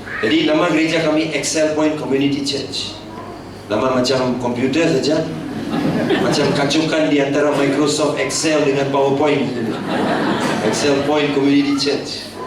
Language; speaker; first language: Malay; non-native, local second language; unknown